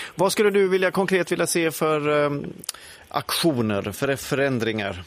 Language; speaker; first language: Swedish; native; Swedish